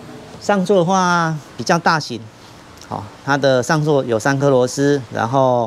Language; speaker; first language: Chinese; native; Chinese